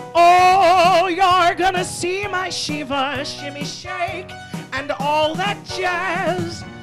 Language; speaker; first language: English; native; English